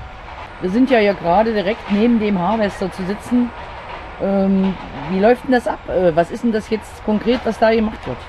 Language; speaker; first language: German; native; German